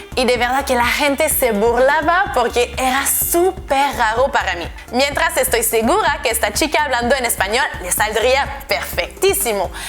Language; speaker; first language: Spanish; non-native, fluent; French